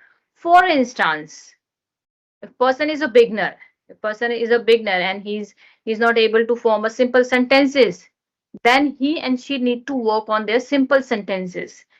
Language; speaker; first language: English; non-native, learner; Hindi